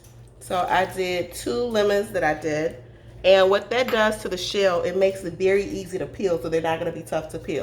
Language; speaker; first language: English; native; English